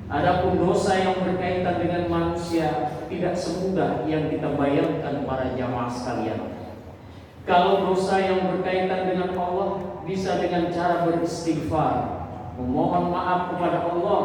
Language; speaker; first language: Indonesian; native; Indonesian